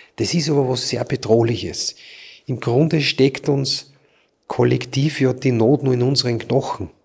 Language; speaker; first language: German; native; German